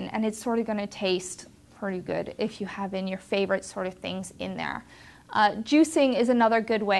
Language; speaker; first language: English; native; English